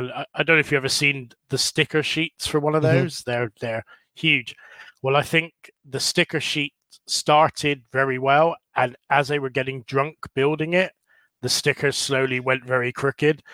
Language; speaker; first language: English; native; English